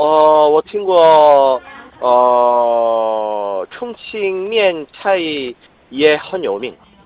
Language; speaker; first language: Chinese; non-native, learner; Korean